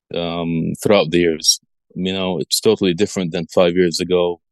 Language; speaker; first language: English; early bilingual, other home language; Arabic